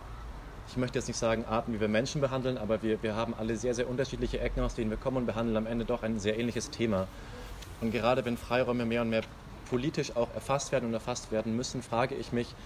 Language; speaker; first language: German; native; German